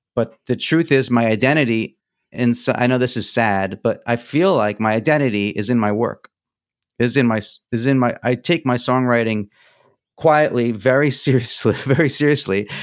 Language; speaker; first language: English; early bilingual, other home language; Greek